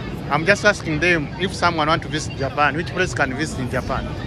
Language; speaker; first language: English; non-native, local second language; Ganda